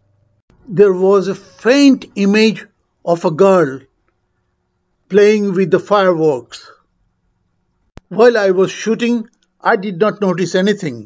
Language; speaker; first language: English; non-native, local second language; Bangla